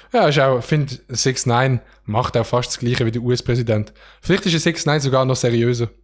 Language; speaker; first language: German; native; German